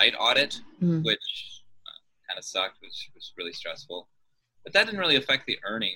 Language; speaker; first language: English; native; English